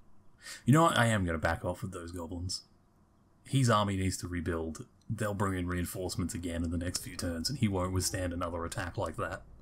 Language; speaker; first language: English; native; English